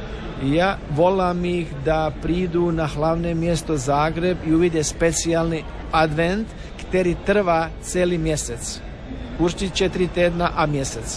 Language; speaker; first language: Czech; non-native, learner; Croatian